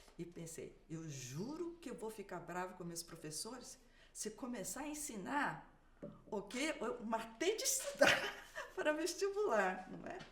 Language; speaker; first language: Portuguese; early bilingual, other home language; Japanese